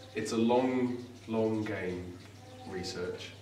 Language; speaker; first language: English; native; English